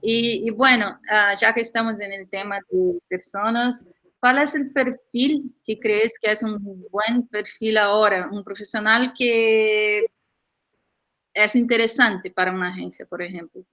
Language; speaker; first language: Spanish; non-native, fluent; Portuguese